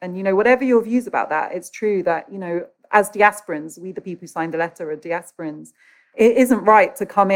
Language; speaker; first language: English; native; English